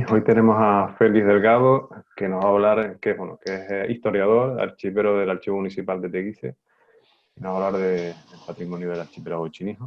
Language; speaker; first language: Spanish; native; Spanish